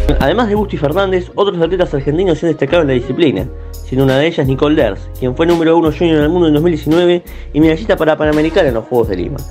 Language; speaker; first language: Spanish; native; Spanish